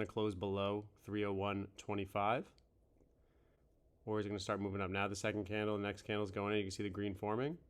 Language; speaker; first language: English; native; English